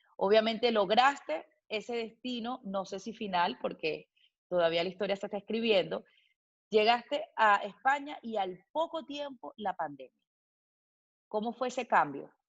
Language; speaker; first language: Spanish; native; Spanish